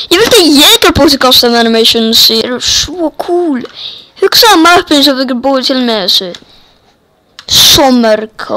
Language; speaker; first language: Icelandic; non-native, learner; Danish